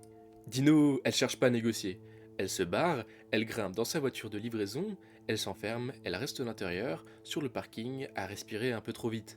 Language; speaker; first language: French; native; French